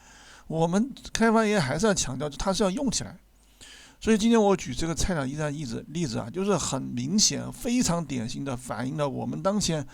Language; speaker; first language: Chinese; native; Chinese